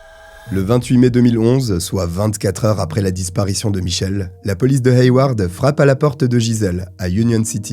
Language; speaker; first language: French; native; French